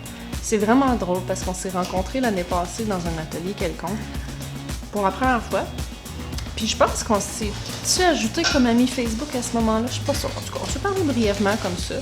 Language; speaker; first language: French; native; French